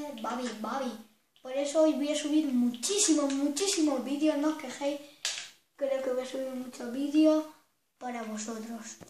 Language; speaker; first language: Spanish; native; Spanish